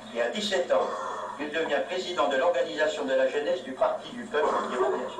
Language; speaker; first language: French; native; French